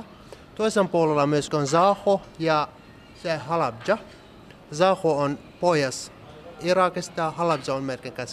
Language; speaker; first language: Finnish; non-native, learner; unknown